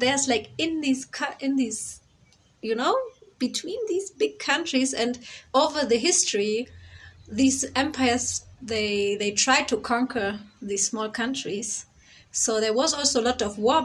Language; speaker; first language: English; non-native, fluent; German